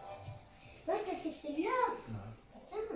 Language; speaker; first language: French; native; French